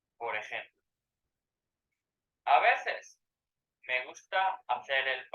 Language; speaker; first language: Spanish; non-native, fluent; Ukrainian